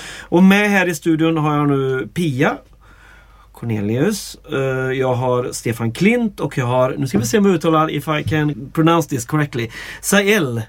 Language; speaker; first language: Swedish; native; Swedish